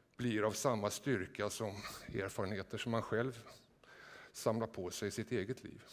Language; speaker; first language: Swedish; native; Swedish